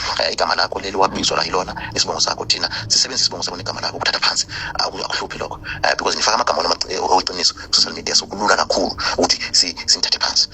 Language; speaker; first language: Zulu; non-native, fluent; Nyanja